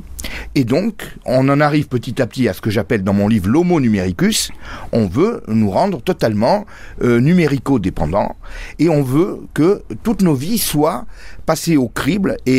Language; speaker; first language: French; native; French